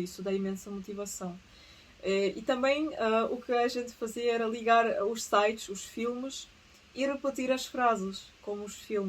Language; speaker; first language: Portuguese; early bilingual, other home language; Russian